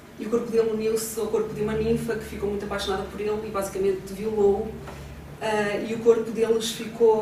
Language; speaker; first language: Portuguese; native; Portuguese